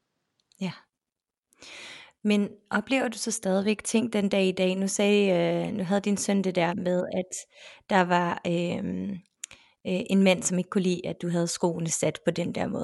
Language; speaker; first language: Danish; native; Danish